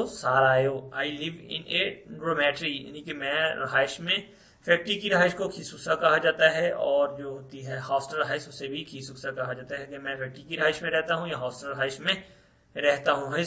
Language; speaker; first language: Hindi; non-native, local second language; Punjabi